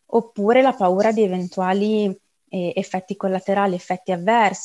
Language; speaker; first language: Italian; native; Italian